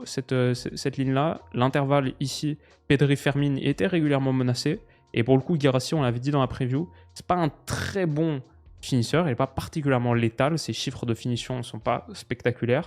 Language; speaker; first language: French; native; French